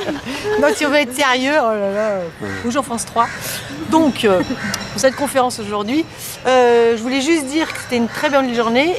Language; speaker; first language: French; native; French